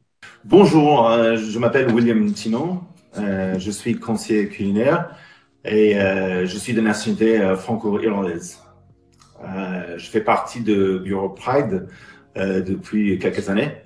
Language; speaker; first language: French; non-native, fluent; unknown